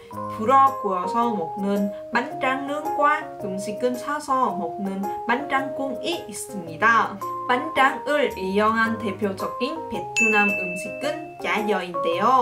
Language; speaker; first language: Korean; non-native, local second language; Vietnamese